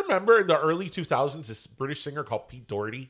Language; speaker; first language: English; native; English